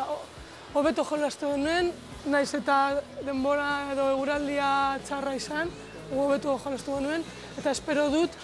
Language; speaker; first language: Basque; non-native, local second language; Spanish